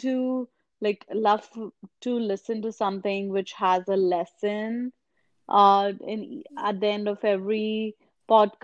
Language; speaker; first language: English; non-native, local second language; Hindi